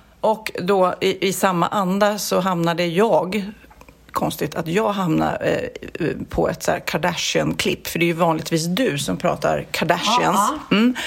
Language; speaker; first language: Swedish; native; Swedish